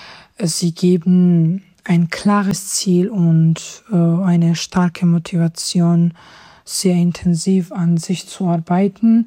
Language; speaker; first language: German; non-native, fluent; Georgian